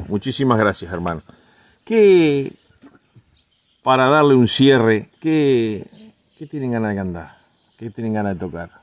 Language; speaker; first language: Spanish; native; Spanish